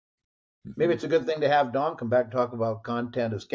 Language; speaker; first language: English; native; English